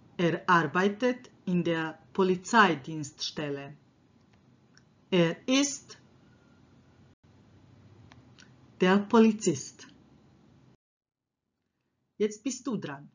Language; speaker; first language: German; non-native, fluent; Croatian